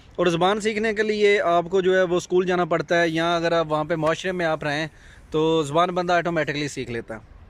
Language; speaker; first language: Urdu; non-native, local second language; Punjabi